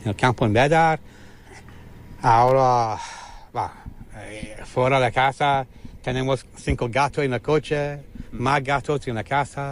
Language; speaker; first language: Spanish; non-native, learner; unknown